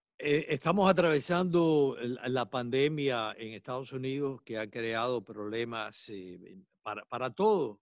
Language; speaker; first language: Spanish; native; Spanish